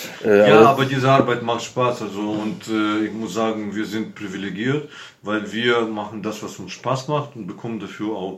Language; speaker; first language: German; non-native, fluent; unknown